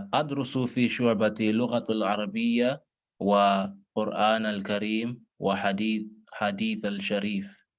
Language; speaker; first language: Arabic; non-native, learner; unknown